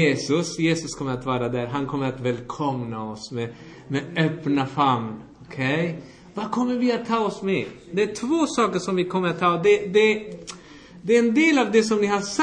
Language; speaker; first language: Swedish; non-native, fluent; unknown